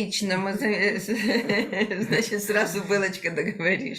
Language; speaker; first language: Russian; native; Russian